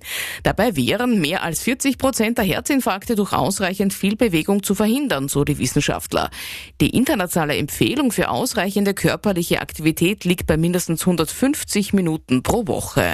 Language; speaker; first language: German; native; German